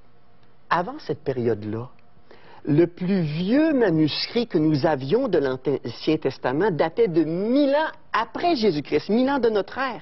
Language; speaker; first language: French; native; French